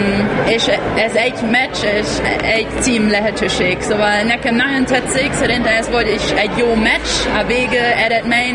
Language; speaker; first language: Hungarian; non-native, learner; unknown